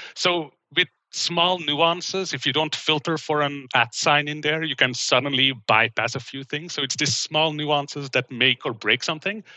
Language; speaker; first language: English; non-native, fluent; Dutch